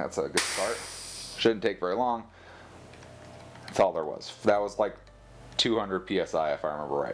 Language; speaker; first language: English; native; English